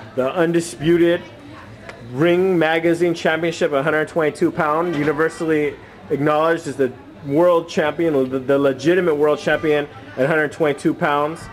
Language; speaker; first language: English; native; English